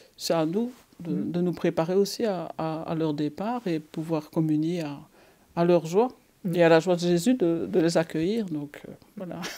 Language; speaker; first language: French; native; French